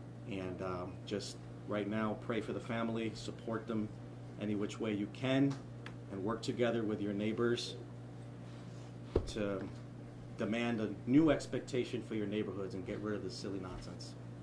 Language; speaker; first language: English; early bilingual, other home language; Spanish